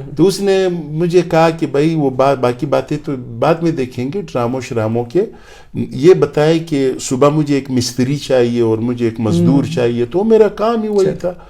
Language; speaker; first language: Urdu; non-native, local second language; Pashto